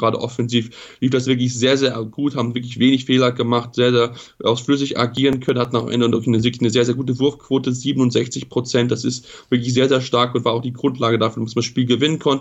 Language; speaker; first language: German; native; German